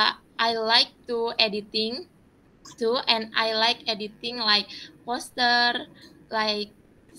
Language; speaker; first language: English; non-native, learner; Indonesian